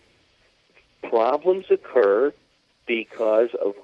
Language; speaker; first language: English; native; English